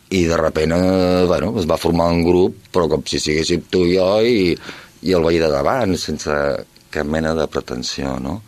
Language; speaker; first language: Catalan; native; Catalan